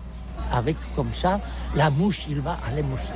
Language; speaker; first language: French; non-native, learner; Catalan